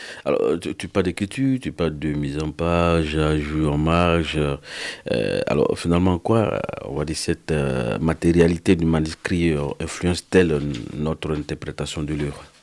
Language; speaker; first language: French; native; French